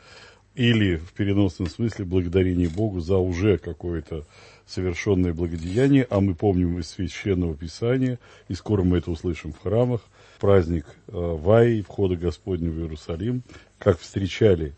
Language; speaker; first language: Russian; native; Russian